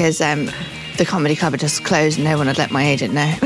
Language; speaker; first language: English; native; English